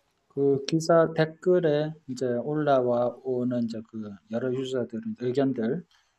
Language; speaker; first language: Korean; native; Korean